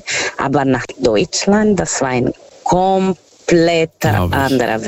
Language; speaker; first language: German; non-native, fluent; Portuguese